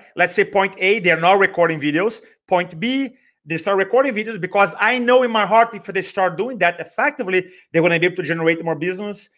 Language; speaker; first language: English; non-native, fluent; Portuguese